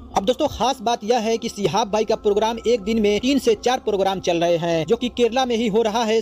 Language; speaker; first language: Hindi; native; Hindi